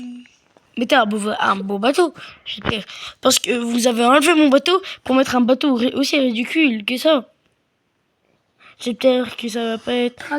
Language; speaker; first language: French; native; French